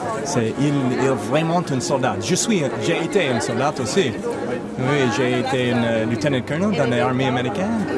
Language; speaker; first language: French; non-native, learner; English